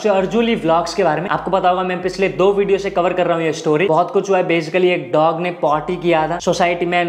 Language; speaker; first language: Hindi; non-native, local second language; Assamese